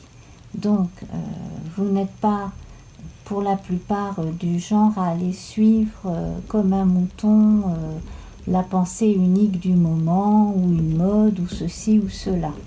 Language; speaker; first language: French; native; French